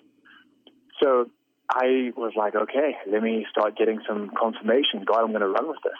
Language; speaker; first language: English; native; English